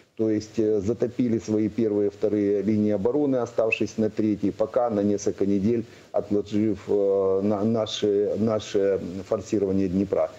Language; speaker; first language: Russian; native; Russian